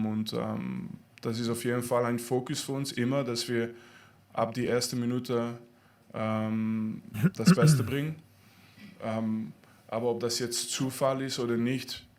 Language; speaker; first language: German; non-native, fluent; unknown